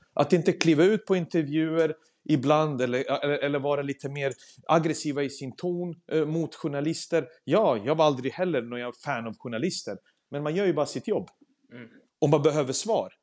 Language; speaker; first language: Swedish; early bilingual, other home language; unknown